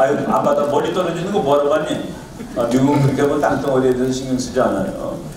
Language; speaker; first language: Korean; native; Korean